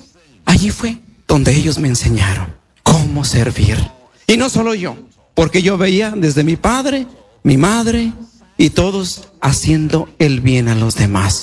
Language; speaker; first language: Spanish; native; Spanish